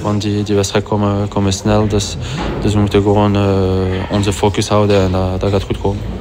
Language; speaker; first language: Dutch; non-native, local second language; French